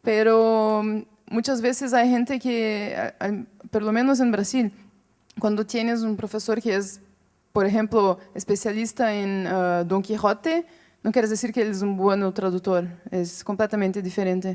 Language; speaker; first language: Spanish; non-native, fluent; Portuguese